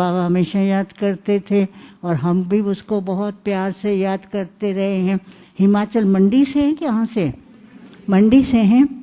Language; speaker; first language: Hindi; native; Hindi